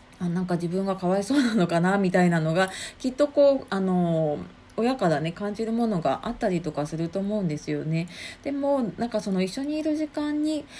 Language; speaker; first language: Japanese; native; Japanese